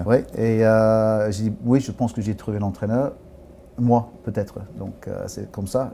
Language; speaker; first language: French; non-native, fluent; English